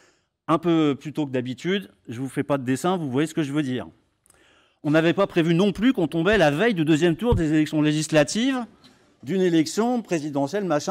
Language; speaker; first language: French; native; French